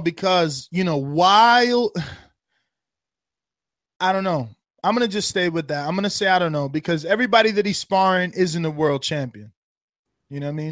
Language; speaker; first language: English; native; English